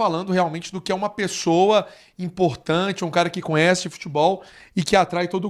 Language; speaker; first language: Portuguese; native; Portuguese